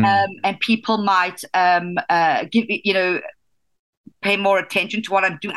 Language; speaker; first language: English; native; English